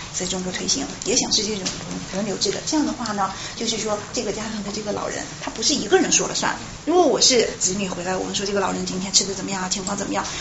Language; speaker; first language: Chinese; native; Chinese